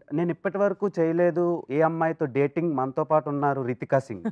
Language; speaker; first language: Telugu; native; Telugu